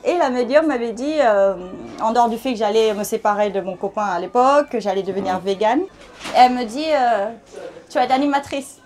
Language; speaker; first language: French; early bilingual, other home language; Thai